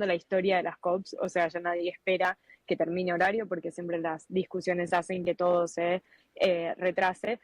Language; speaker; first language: Spanish; native; Spanish